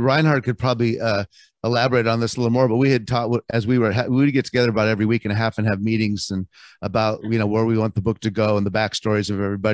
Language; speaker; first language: English; native; English